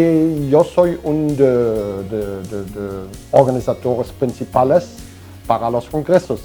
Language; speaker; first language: Spanish; non-native, fluent; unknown